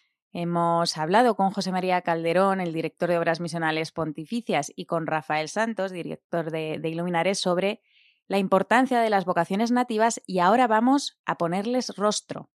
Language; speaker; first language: Spanish; native; Spanish